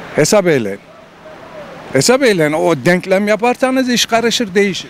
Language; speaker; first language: Turkish; native; Turkish